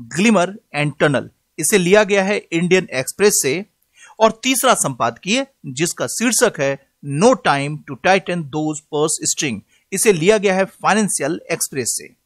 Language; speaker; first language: Hindi; native; Hindi